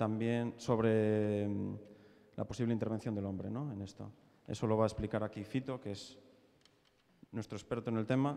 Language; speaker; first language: Spanish; native; Spanish